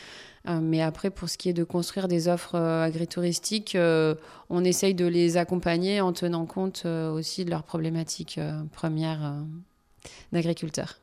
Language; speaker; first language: French; native; French